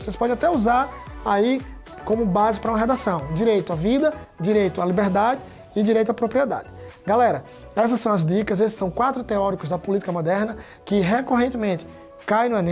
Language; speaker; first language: Portuguese; native; Portuguese